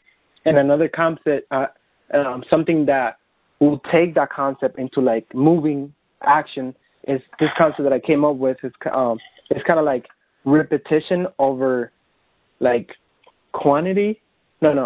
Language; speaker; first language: English; non-native, fluent; Spanish